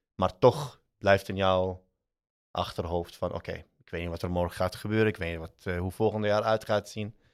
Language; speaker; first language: Dutch; early bilingual, other home language; Arabic